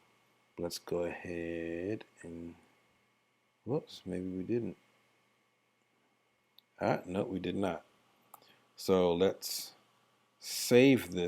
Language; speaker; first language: English; native; English